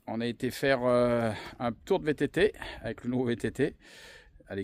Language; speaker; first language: French; native; French